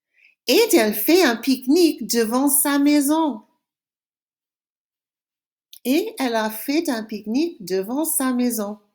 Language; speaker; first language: French; non-native, fluent; English